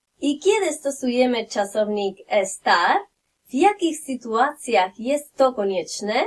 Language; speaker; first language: Polish; non-native, fluent; Spanish